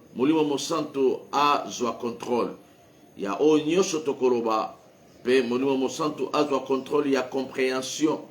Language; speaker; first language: Lingala; non-native, local second language; Kongo